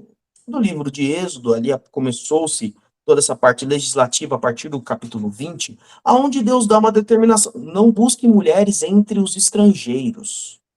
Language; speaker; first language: Portuguese; native; Portuguese